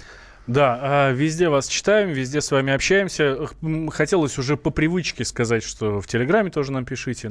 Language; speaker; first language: Russian; native; Russian